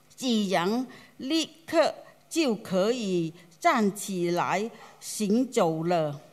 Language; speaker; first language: Chinese; non-native, fluent; Khmer